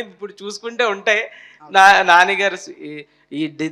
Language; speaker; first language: Telugu; native; Telugu